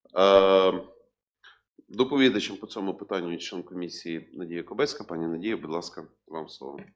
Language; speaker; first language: Ukrainian; native; Ukrainian